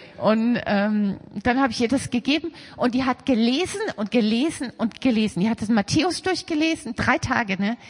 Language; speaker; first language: German; native; German